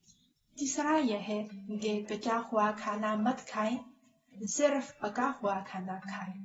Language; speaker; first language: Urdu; non-native, learner; Chinese